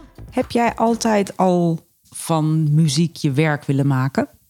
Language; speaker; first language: Dutch; native; Dutch